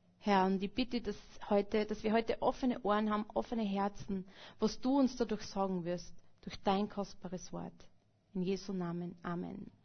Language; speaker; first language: German; native; German